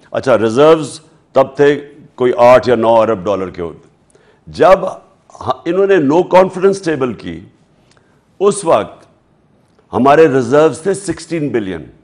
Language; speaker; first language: Urdu; native; Urdu